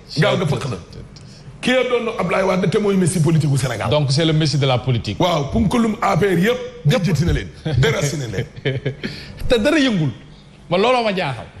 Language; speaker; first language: Wolof; native; Wolof